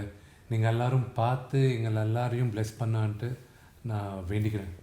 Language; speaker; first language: Tamil; non-native, local second language; Telugu